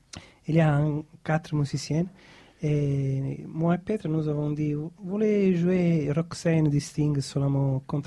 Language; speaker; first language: French; non-native, learner; Italian